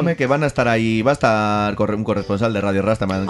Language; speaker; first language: Spanish; native; Spanish